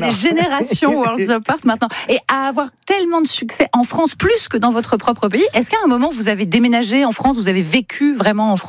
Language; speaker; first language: French; native; French